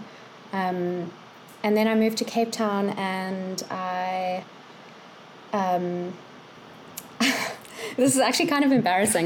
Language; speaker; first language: English; native; English